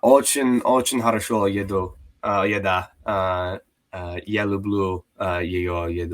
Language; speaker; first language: Russian; non-native, learner; English